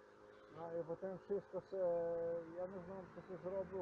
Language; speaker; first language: Polish; non-native, learner; Ukrainian